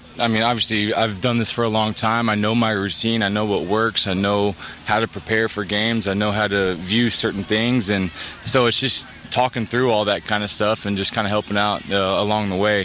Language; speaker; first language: English; native; English